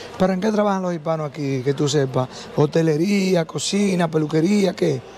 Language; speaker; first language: Spanish; native; Spanish